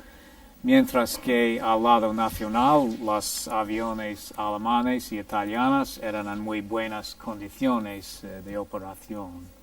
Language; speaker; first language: Spanish; non-native, fluent; English